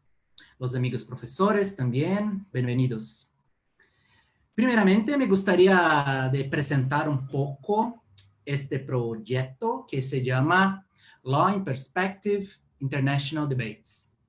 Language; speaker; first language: Spanish; non-native, fluent; Portuguese